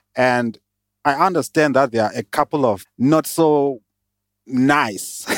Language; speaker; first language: English; non-native, local second language; Shona